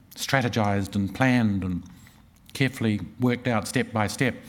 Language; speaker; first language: English; native; English